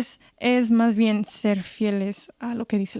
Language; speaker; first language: Spanish; early bilingual, heritage; Spanish